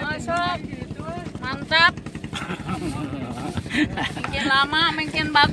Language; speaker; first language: Indonesian; non-native, local second language; Sundanese